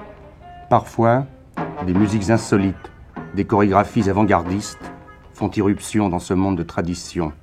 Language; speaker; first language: French; native; French